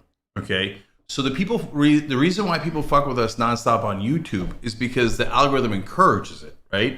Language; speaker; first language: English; native; English